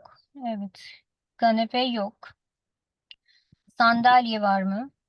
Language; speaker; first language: Turkish; non-native, fluent; Urdu